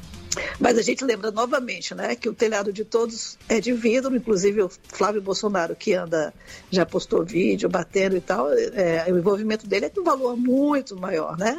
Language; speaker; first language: Portuguese; native; Portuguese